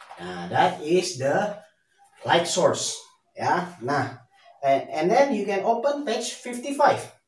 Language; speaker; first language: English; non-native, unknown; Indonesian